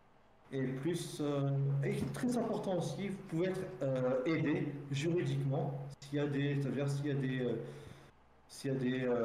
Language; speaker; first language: French; native; French